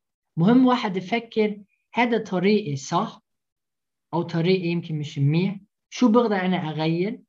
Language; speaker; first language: Arabic; early bilingual, heritage; Arabic